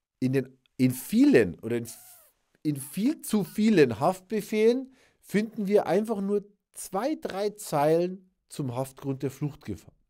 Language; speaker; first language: German; native; German